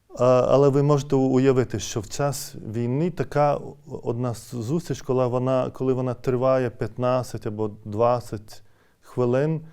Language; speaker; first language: Ukrainian; non-native, fluent; Lithuanian